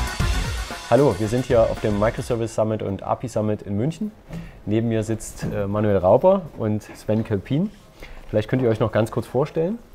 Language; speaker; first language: German; native; German